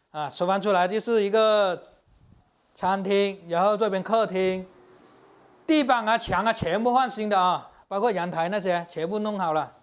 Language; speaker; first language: Chinese; native; Chinese